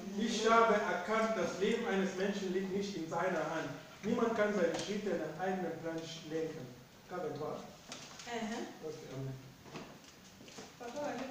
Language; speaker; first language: German; non-native, fluent; Lingala